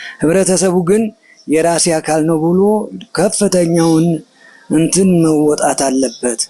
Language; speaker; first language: Amharic; native; Amharic